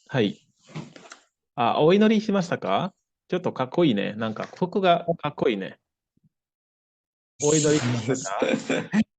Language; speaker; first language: Japanese; non-native, fluent; Indonesian